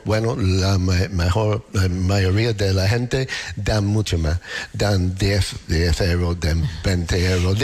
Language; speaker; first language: Spanish; non-native, learner; English